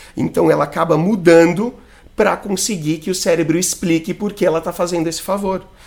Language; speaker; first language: Portuguese; non-native, fluent; English